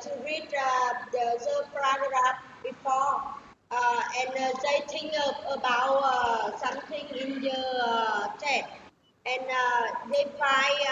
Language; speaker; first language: English; non-native, learner; Vietnamese